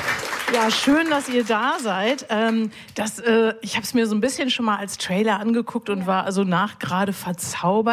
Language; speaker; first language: German; native; German